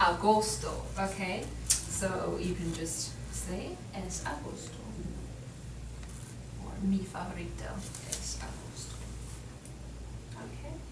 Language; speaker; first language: Spanish; non-native, learner; English